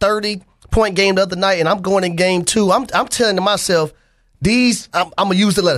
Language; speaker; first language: English; native; English